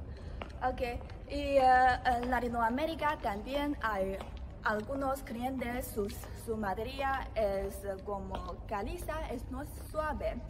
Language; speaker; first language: Spanish; non-native, learner; Chinese